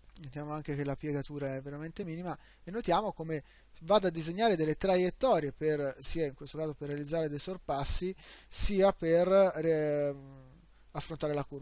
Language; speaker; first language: Italian; native; Italian